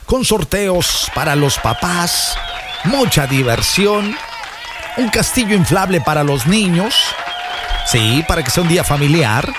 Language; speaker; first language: Spanish; native; Spanish